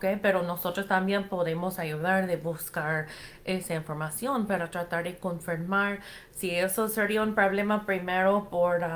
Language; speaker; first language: Spanish; non-native, fluent; English